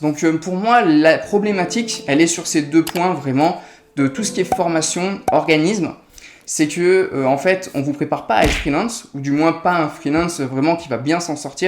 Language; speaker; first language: French; native; French